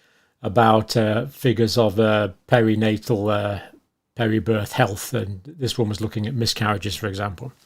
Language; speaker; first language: English; native; English